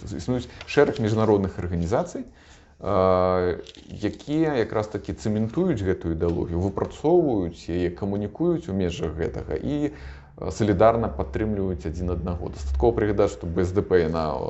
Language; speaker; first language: Belarusian; non-native, local second language; Russian